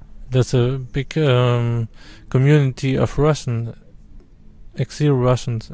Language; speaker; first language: English; non-native, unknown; German